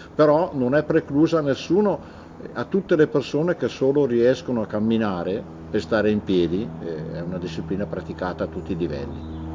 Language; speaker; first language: Italian; native; Italian